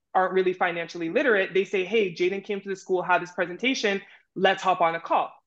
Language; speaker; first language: English; native; English